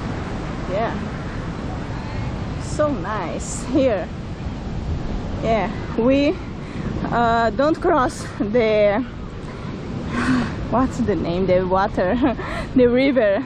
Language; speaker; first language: English; non-native, learner; Portuguese